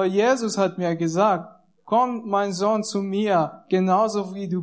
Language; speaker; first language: German; non-native, learner; Persian